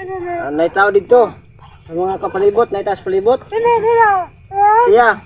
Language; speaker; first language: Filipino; non-native, local second language; Cebuano